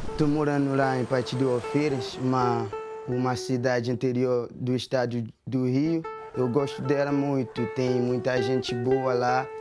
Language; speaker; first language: Portuguese; non-native, fluent; Haitian Creole